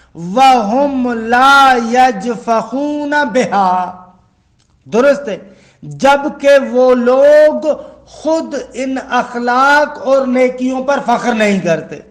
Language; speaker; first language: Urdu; non-native, local second language; Sindhi